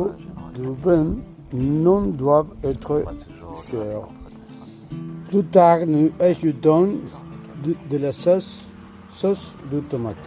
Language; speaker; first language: French; non-native, learner; Spanish